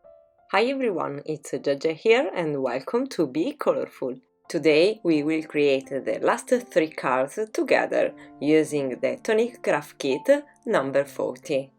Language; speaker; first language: English; non-native, fluent; Italian